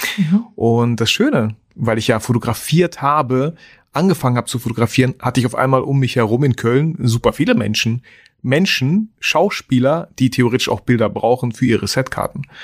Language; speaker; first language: German; early bilingual, other home language; Russian